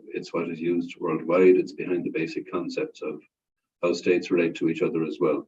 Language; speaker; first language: English; non-native, fluent; Irish